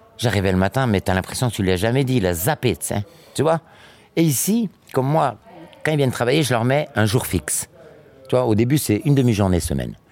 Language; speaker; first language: French; native; French